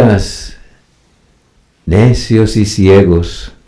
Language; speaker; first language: Spanish; native; Spanish